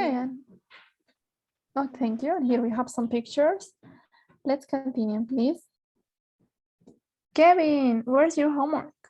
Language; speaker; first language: English; non-native, fluent; Spanish